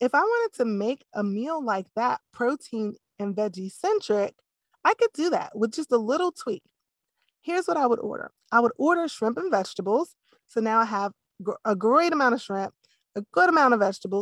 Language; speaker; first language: English; native; English